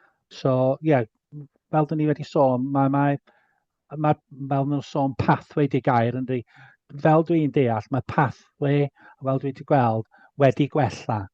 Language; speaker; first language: Welsh; native; Welsh